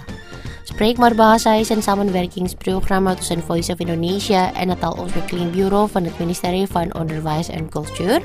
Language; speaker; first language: Dutch; non-native, fluent; Indonesian